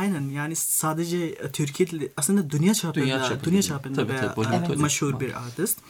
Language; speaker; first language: Turkish; non-native, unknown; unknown